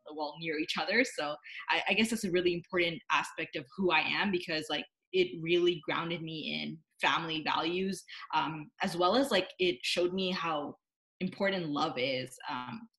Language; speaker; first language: English; native; English